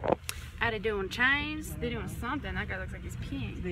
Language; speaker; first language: English; native; English